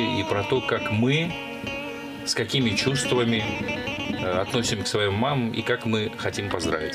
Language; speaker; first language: Russian; non-native, local second language; Azerbaijani